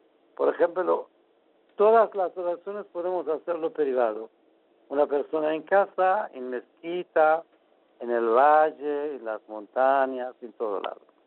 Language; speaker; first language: Spanish; non-native, fluent; Persian